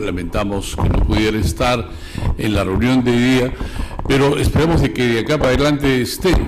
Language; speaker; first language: Spanish; native; Spanish